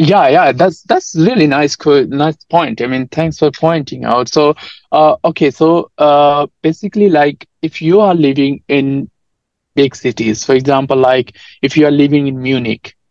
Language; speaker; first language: English; non-native, local second language; Nepali